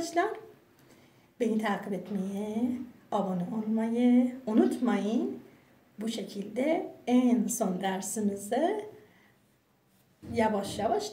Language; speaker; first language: Turkish; non-native, fluent; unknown